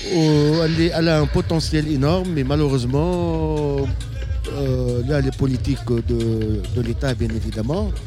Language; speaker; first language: French; non-native, local second language; Arabic